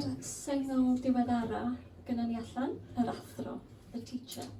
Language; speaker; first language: Welsh; native; Welsh